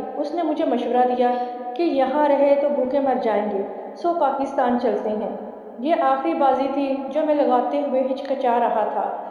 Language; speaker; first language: Urdu; native; Urdu